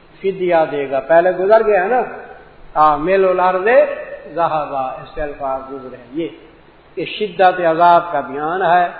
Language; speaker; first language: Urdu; non-native, local second language; Punjabi